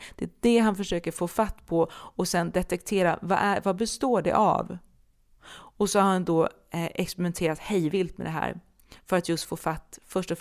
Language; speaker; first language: Swedish; native; Swedish